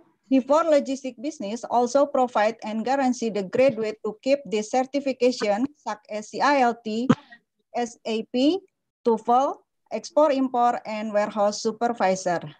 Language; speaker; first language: English; non-native, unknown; Indonesian